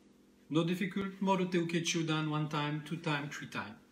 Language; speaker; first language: English; non-native, learner; French